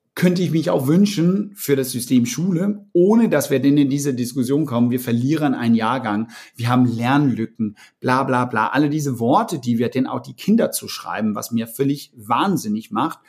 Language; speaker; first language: German; non-native, fluent; Danish